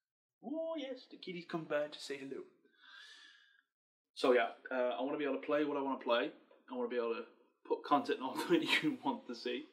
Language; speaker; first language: English; native; English